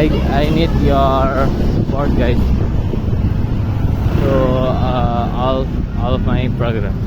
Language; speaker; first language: English; non-native, learner; Indonesian